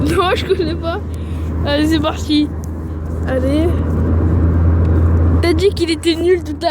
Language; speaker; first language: French; native; French